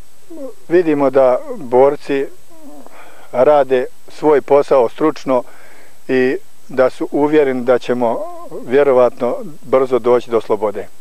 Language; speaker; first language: Croatian; native; Croatian